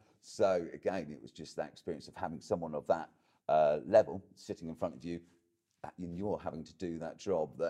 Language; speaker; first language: English; native; English